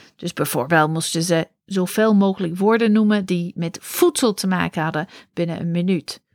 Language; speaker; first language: Dutch; non-native, fluent; English